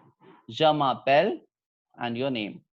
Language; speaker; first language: French; non-native, fluent; Hindi